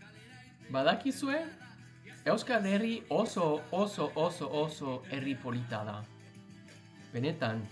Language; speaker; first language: Basque; non-native, learner; English